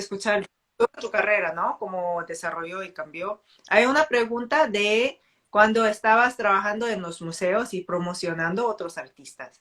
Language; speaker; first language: Spanish; non-native, fluent; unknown